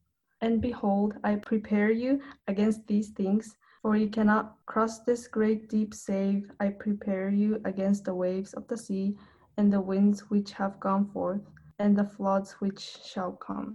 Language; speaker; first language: English; non-native, fluent; Japanese